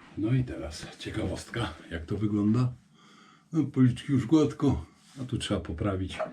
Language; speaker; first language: Polish; native; Polish